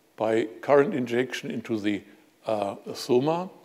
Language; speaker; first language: English; non-native, fluent; German